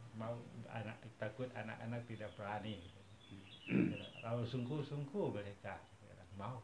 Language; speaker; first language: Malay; non-native, fluent; Thai